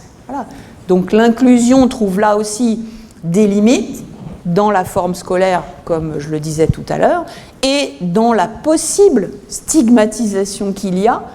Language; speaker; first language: French; native; French